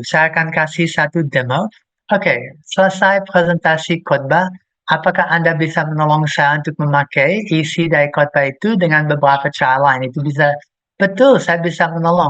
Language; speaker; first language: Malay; non-native, fluent; English